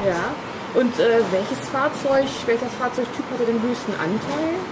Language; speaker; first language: German; native; German